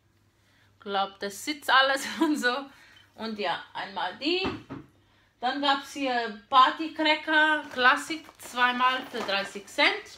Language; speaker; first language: German; non-native, fluent; Portuguese